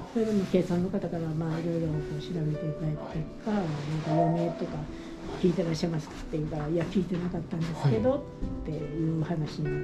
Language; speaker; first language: Japanese; native; Japanese